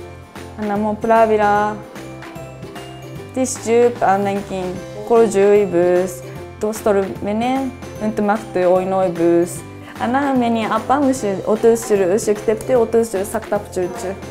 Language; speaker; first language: Kyrgyz; non-native, fluent; Japanese